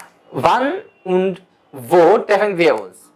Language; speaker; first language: German; non-native, fluent; Bangla